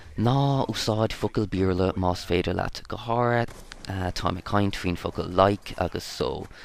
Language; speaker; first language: Irish; non-native, local second language; English